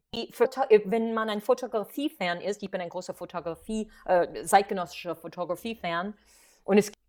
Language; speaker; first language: German; non-native, fluent; English